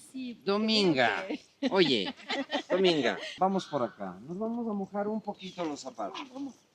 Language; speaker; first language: Spanish; native; Spanish